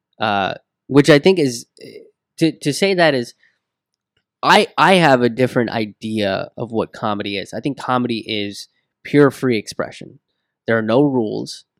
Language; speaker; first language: English; early bilingual, other home language; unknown